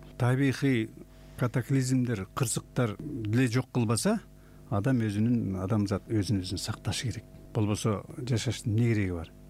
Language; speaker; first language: Kyrgyz; native; Kyrgyz